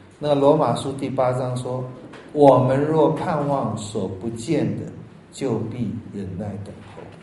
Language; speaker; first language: Chinese; native; Chinese